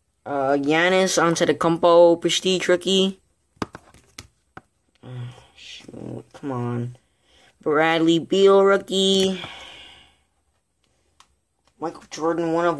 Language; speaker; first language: English; native; English